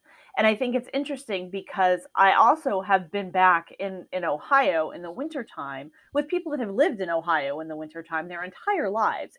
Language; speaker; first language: English; native; English